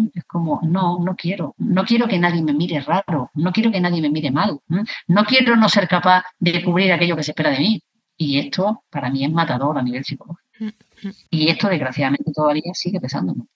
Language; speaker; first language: Spanish; native; Spanish